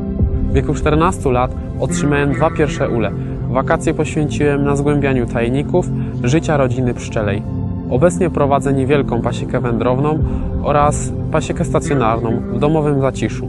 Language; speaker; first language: Polish; native; Polish